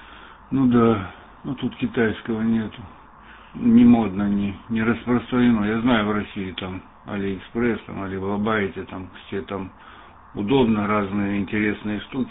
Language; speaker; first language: Russian; native; Russian